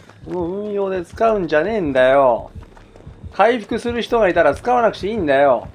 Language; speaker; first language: Japanese; native; Japanese